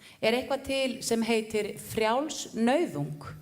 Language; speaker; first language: Icelandic; native; Icelandic